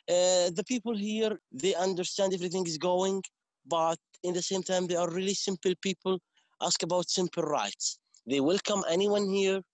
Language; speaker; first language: English; non-native, fluent; Arabic